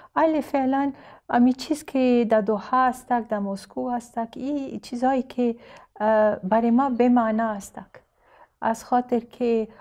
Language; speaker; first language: Persian; non-native, learner; Arabic